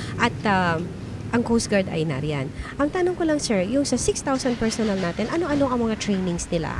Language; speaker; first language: Filipino; native; Filipino